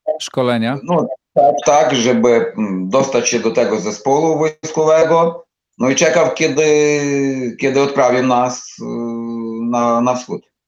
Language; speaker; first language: Polish; non-native, learner; Ukrainian